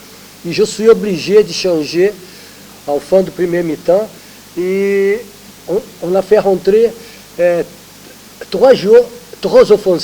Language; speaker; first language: French; non-native, learner; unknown